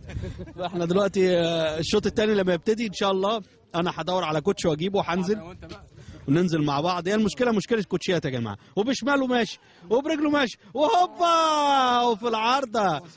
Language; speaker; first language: Arabic; native; Arabic